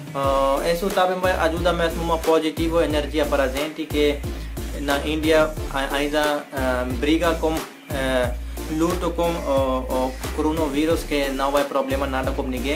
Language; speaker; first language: Portuguese; non-native, learner; Hindi